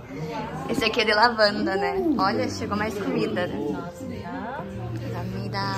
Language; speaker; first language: Portuguese; native; Portuguese